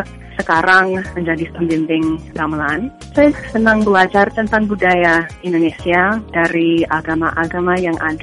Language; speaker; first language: Indonesian; non-native, fluent; English